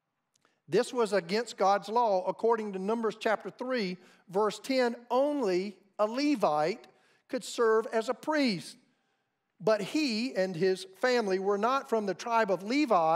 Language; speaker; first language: English; native; English